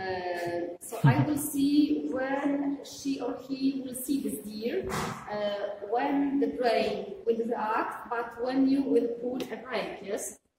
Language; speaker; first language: English; non-native, fluent; Polish